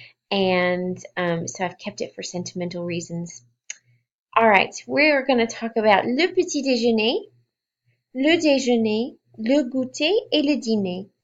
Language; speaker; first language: English; native; English